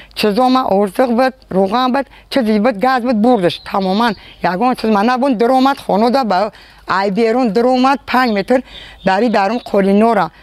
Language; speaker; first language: Tajik; native; Tajik